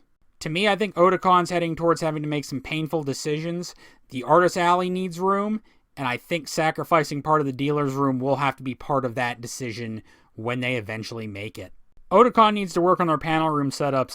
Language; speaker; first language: English; native; English